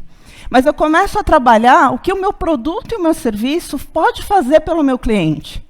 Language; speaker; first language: Portuguese; native; Portuguese